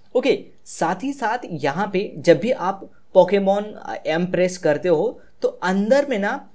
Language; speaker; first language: Hindi; native; Hindi